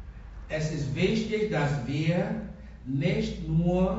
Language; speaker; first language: German; non-native, fluent; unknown